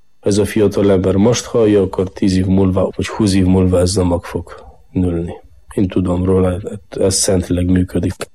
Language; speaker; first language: Hungarian; non-native, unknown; Polish